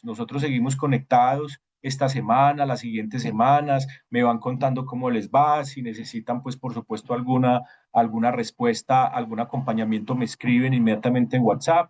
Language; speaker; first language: Spanish; native; Spanish